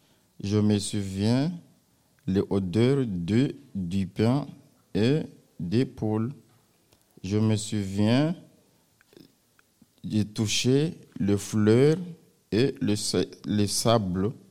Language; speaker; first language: French; native; French